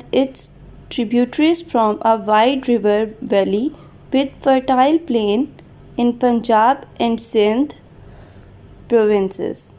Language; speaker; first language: English; non-native, local second language; Urdu